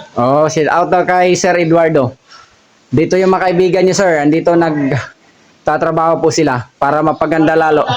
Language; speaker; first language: Filipino; non-native, local second language; Cebuano